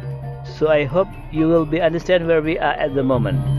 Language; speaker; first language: English; non-native, learner; Indonesian